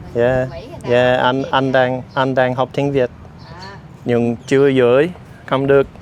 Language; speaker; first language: Vietnamese; non-native, learner; English